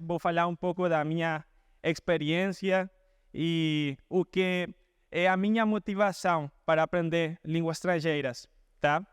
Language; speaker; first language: Portuguese; non-native, fluent; Spanish